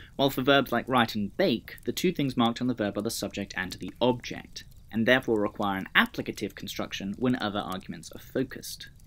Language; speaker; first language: English; native; English